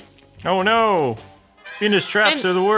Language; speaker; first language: English; native; English